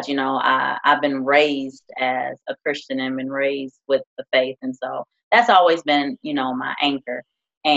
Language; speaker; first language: English; native; English